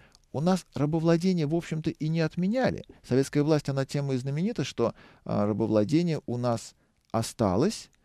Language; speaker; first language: Russian; native; Russian